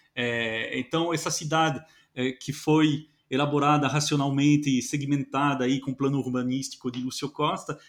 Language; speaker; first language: Portuguese; non-native, fluent; French